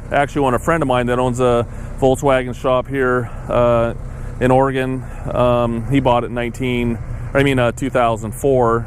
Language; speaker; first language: English; native; English